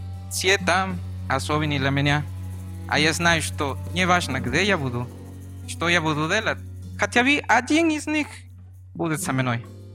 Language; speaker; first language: Russian; non-native, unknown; Spanish